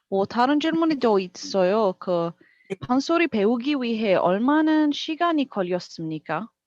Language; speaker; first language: Korean; non-native, learner; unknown